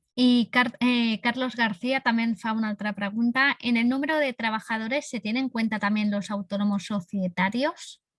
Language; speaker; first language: Spanish; non-native, local second language; Catalan